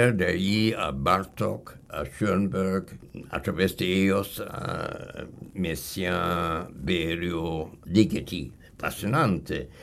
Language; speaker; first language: Spanish; non-native, fluent; English